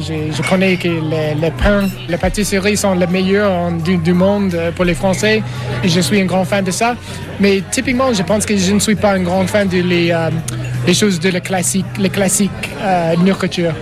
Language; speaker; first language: French; non-native, learner; English